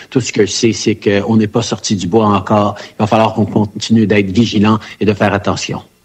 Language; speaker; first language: French; early bilingual, heritage; French